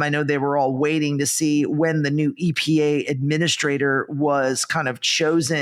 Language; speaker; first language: English; native; English